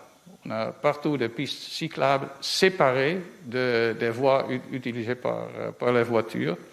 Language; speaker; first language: French; non-native, fluent; Dutch